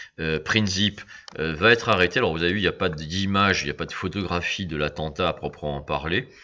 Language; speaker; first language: French; native; French